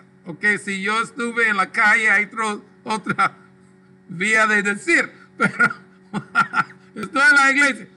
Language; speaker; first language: Spanish; non-native, local second language; English